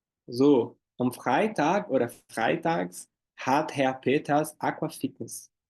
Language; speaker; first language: German; non-native, fluent; Portuguese